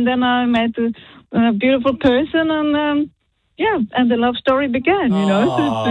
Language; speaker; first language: English; non-native, fluent; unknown